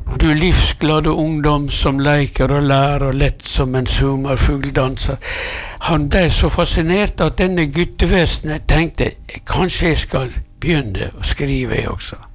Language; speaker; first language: Norwegian; native; Norwegian